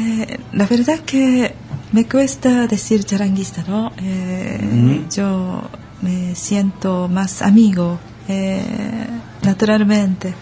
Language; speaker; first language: Spanish; early bilingual, other home language; Japanese